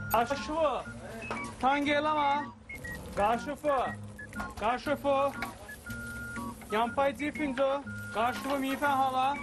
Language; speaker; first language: Chinese; non-native, learner; Azerbaijani